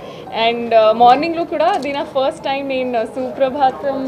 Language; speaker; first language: Telugu; non-native, local second language; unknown